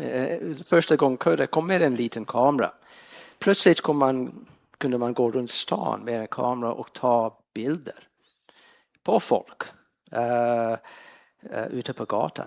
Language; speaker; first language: Swedish; non-native, fluent; English